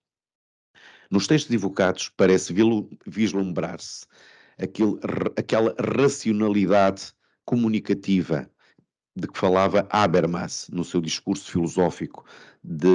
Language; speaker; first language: Portuguese; native; Portuguese